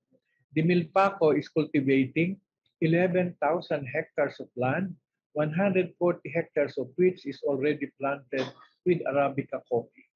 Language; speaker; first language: English; non-native, local second language; Filipino